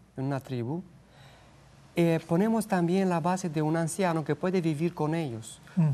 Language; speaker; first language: Spanish; non-native, fluent; Romanian